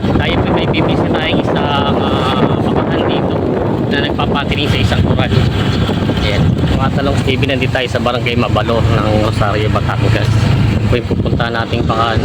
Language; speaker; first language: Filipino; native; Filipino